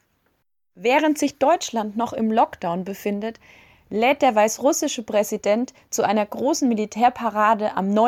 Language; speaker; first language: German; native; German